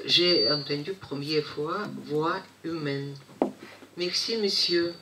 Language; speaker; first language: French; non-native, fluent; Russian